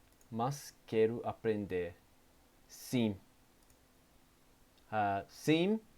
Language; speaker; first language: Portuguese; non-native, learner; English